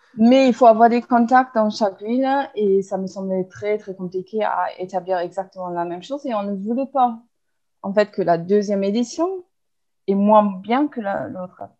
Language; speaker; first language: French; non-native, fluent; German